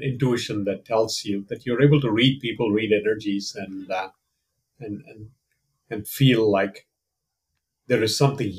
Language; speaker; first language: English; non-native, local second language; Malayalam